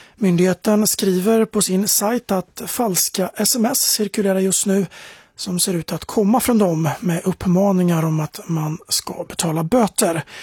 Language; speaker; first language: Swedish; native; Swedish